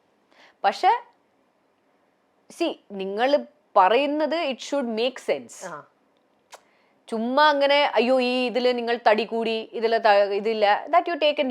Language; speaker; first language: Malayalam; early bilingual, heritage; Malayalam